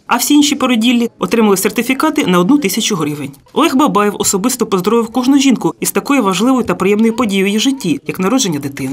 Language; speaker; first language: Ukrainian; native; Ukrainian